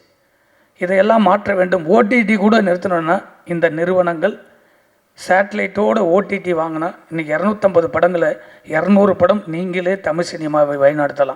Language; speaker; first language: Tamil; native; Tamil